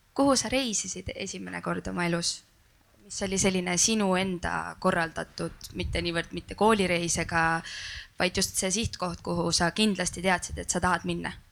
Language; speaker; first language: Estonian; native; Estonian